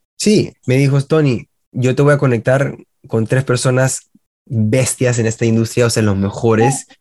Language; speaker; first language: Spanish; early bilingual, heritage; Spanish